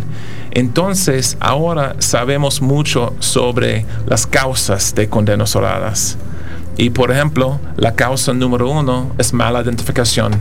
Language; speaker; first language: Spanish; non-native, fluent; English